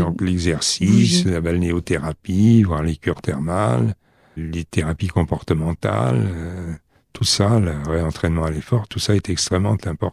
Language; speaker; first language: French; native; French